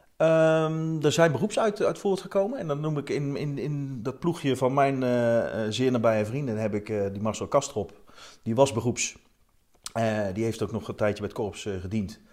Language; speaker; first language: Dutch; native; Dutch